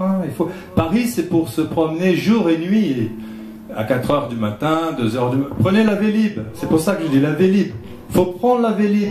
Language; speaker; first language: French; non-native, fluent; Portuguese